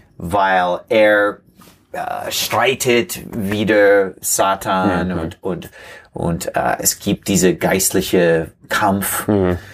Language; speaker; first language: German; non-native, learner; English